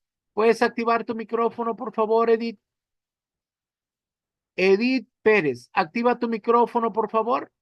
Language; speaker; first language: Spanish; native; Spanish